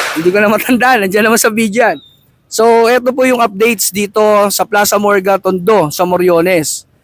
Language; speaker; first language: Filipino; native; Filipino